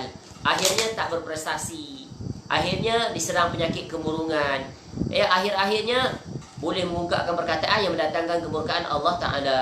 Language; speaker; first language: Malay; native; Malay